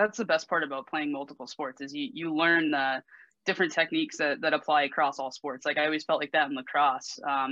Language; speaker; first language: English; native; English